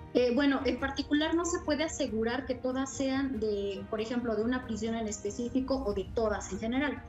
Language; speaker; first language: Spanish; native; Spanish